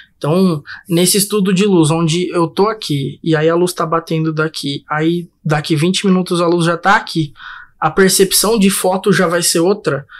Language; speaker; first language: Portuguese; native; Portuguese